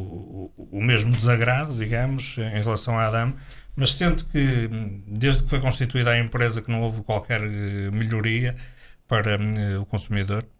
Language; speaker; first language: Portuguese; native; Portuguese